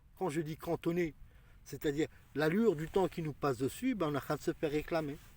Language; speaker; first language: French; early bilingual, other home language; Arabic